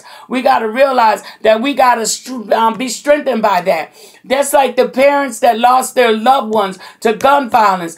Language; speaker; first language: English; native; English